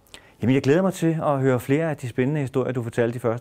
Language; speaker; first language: Danish; native; Danish